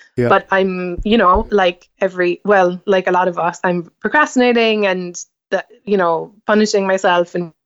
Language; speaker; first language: English; native; English